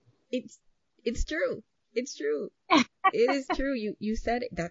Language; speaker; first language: English; early bilingual, other home language; Spanish